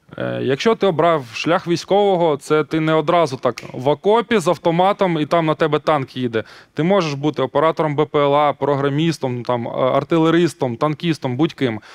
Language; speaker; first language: Ukrainian; non-native, local second language; Russian